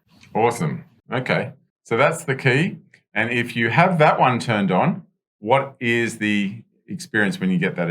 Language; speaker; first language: English; native; English